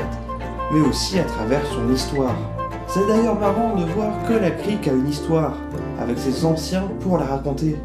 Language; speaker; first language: French; native; French